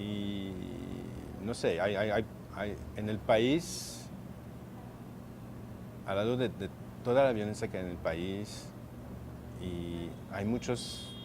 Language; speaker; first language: Spanish; non-native, fluent; French